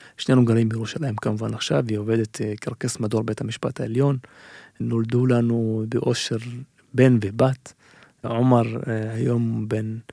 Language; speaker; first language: Hebrew; non-native, local second language; Arabic